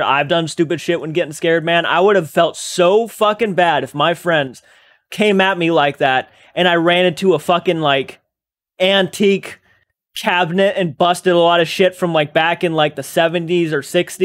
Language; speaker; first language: English; native; English